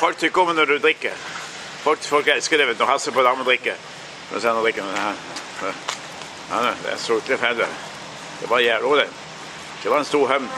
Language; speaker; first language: Swedish; native; Swedish